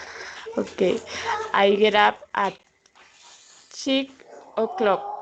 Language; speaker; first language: English; non-native, learner; Spanish